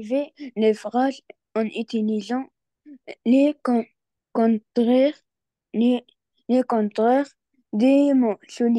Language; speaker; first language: French; non-native, learner; Arabic